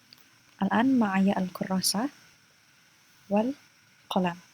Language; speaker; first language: Arabic; non-native, fluent; Indonesian